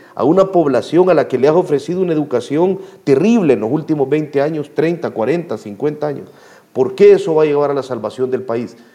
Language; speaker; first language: Spanish; native; Spanish